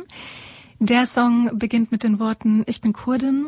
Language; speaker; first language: German; native; German